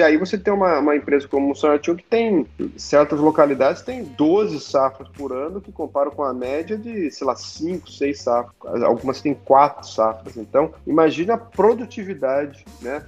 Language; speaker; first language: Portuguese; native; Portuguese